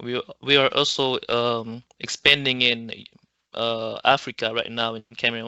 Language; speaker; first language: English; non-native, local second language; French